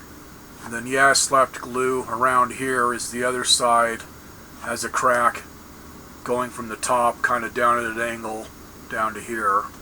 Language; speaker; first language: English; native; English